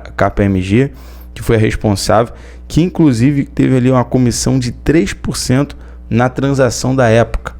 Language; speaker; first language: Portuguese; native; Portuguese